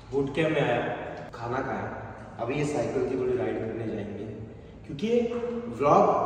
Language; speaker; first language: Hindi; non-native, local second language; Marathi